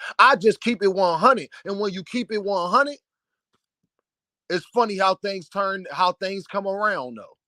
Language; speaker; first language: English; native; English